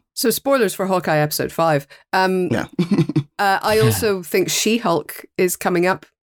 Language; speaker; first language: English; native; English